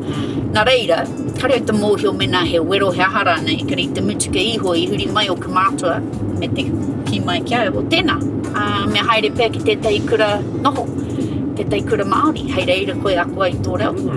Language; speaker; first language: Māori; non-native, local second language; English